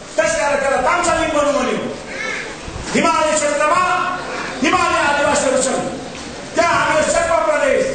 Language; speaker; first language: Nepali; non-native, local second language; Sherpa